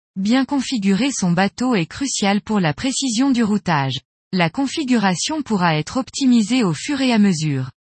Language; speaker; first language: French; native; French